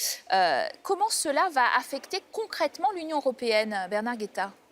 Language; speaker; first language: French; native; French